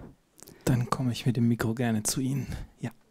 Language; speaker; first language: German; native; German